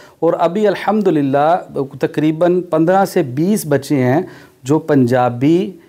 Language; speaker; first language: Urdu; native; Urdu